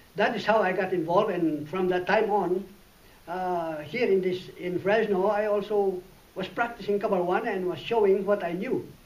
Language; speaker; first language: English; non-native, local second language; Iloko